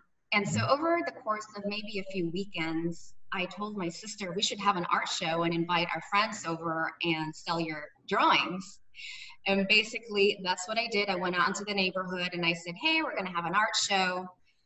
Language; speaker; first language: English; early bilingual, other home language; Cebuano